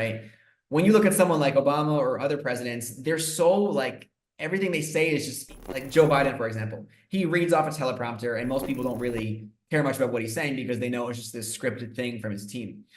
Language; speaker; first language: English; native; English